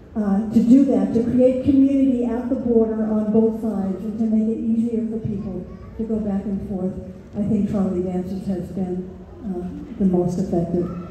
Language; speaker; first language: English; native; English